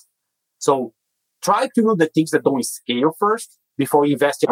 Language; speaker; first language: English; non-native, fluent; Portuguese